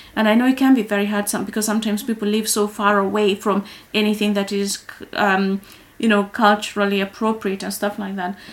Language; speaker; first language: English; non-native, local second language; Kikuyu